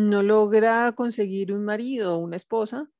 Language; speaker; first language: Spanish; native; Spanish